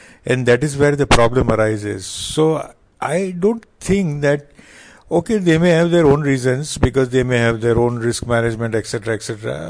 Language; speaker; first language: English; non-native, local second language; Hindi